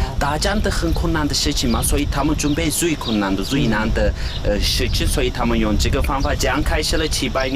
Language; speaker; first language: Chinese; non-native, fluent; Turkish